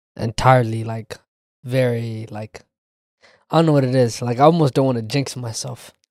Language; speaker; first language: English; early bilingual, other home language; Somali